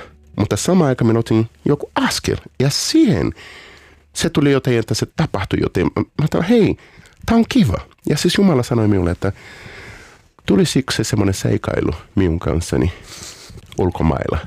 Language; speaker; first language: Finnish; non-native, fluent; Portuguese